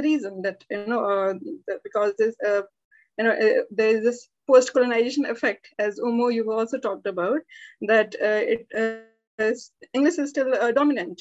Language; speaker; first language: English; early bilingual, other home language; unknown